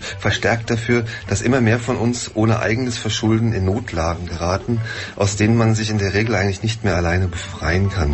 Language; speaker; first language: German; native; German